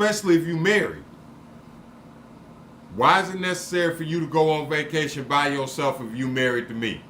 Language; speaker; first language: English; native; English